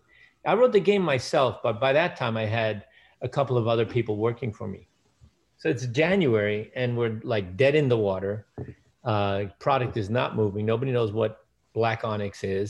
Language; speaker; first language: English; early bilingual, other home language; Dutch